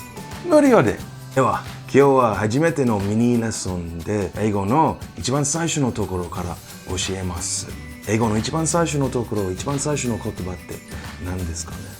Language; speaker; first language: Japanese; non-native, fluent; English